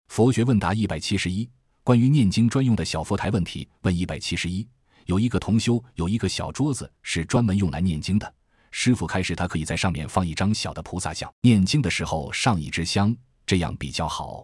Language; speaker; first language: Chinese; native; Chinese